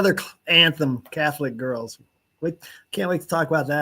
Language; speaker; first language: English; native; English